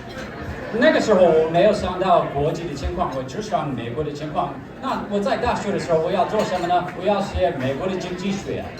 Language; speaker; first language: Chinese; non-native, fluent; English